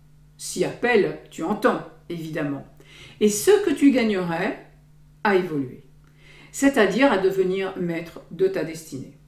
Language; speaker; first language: French; native; French